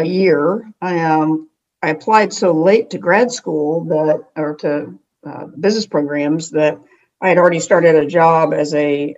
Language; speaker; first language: English; native; English